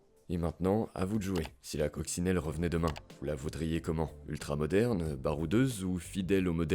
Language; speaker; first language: French; native; French